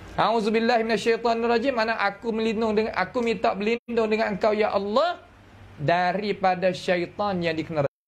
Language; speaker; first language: Malay; native; Malay